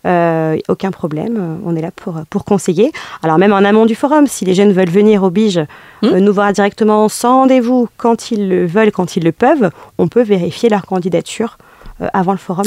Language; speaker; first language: French; native; French